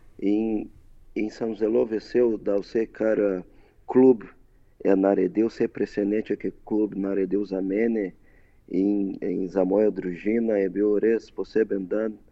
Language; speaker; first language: Slovenian; non-native, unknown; Portuguese